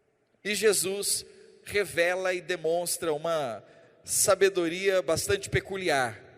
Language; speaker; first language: Portuguese; native; Portuguese